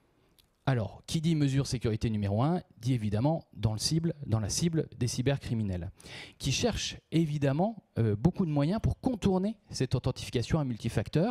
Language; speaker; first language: French; native; French